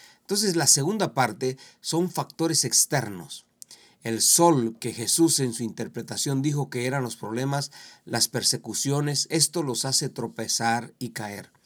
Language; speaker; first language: Spanish; native; Spanish